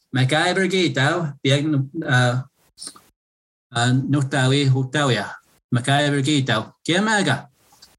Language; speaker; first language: English; non-native, fluent; Cree